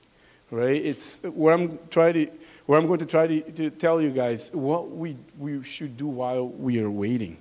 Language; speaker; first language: English; non-native, learner; Portuguese